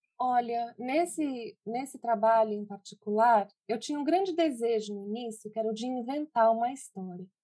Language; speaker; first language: Portuguese; early bilingual, other home language; Spanish